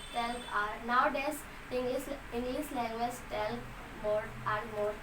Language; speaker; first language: English; non-native, learner; Hindi